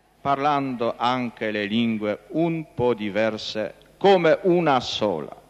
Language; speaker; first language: Italian; non-native, fluent; Polish